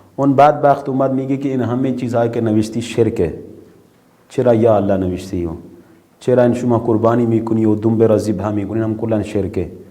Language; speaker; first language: Persian; non-native, fluent; Urdu